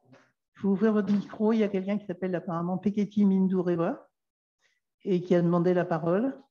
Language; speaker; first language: French; native; French